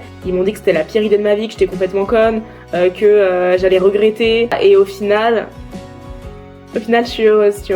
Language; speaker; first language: French; native; French